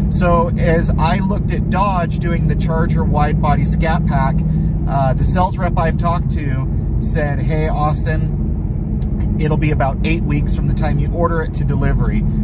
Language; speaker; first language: English; native; English